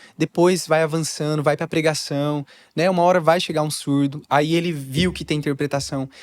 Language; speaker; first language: Portuguese; native; Portuguese